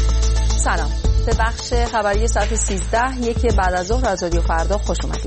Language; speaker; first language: Persian; native; Persian